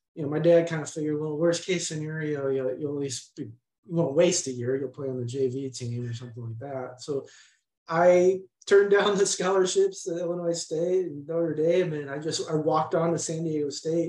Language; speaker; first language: English; native; English